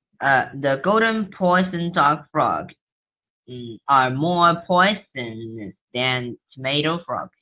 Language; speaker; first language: English; non-native, learner; Chinese